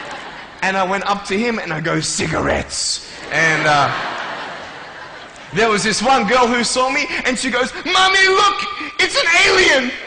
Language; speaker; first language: English; native; English